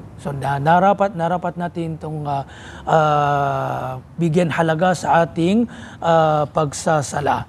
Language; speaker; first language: Filipino; non-native, local second language; Maranao